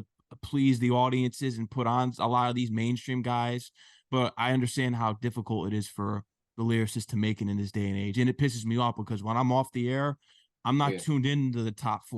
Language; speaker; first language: English; native; English